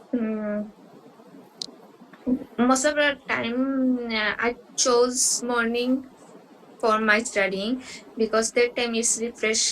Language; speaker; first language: English; non-native, learner; Bangla